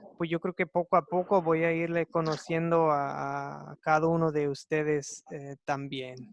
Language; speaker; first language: Spanish; non-native, fluent; English